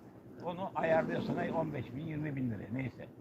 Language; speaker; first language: Turkish; native; Turkish